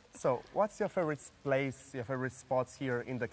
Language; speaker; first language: English; non-native, fluent; Portuguese